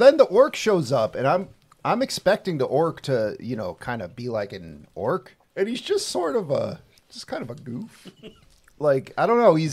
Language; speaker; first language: English; native; English